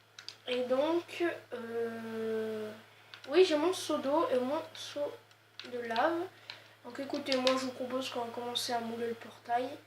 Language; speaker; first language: French; native; French